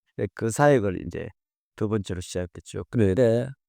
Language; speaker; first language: Korean; native; Korean